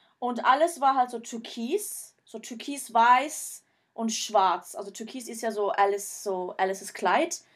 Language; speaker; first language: German; early bilingual, other home language; Turkish